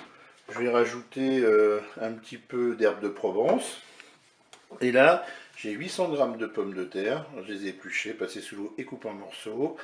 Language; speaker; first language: French; native; French